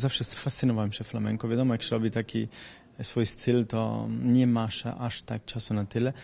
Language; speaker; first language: Polish; non-native, learner; Italian